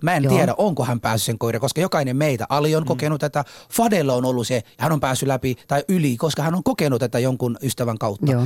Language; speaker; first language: Finnish; early bilingual, other home language; Somali